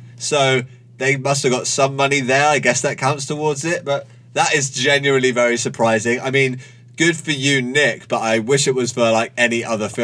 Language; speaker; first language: English; native; English